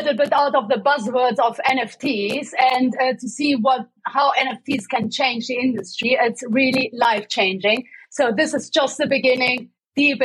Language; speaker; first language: English; non-native, fluent; German